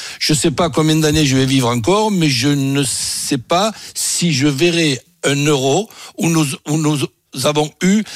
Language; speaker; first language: French; native; French